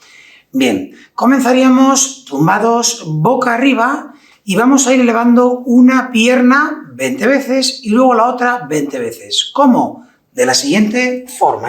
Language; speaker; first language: Spanish; native; Spanish